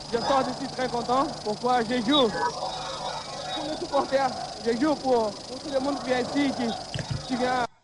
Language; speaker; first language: French; non-native, learner; Portuguese